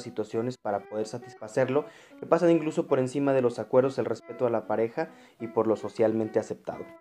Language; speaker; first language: Spanish; native; Spanish